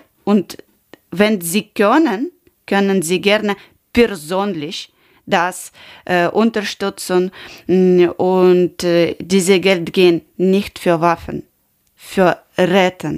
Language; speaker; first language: German; non-native, learner; Ukrainian